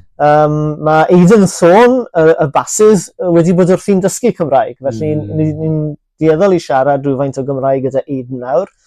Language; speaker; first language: Welsh; native; Welsh